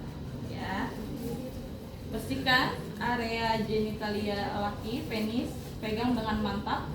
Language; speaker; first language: Indonesian; native; Indonesian